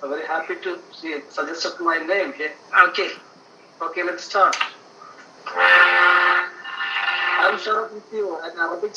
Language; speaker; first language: English; non-native, local second language; Malayalam